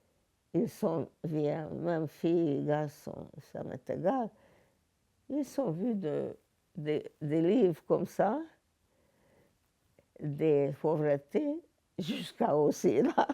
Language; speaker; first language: French; non-native, learner; Hungarian